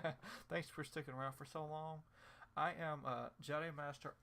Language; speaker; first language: English; native; English